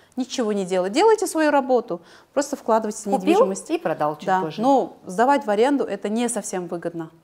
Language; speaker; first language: Russian; non-native, local second language; Kazakh